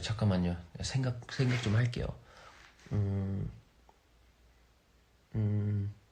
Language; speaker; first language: Korean; non-native, fluent; English